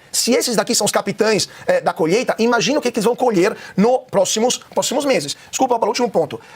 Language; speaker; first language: Portuguese; non-native, fluent; Italian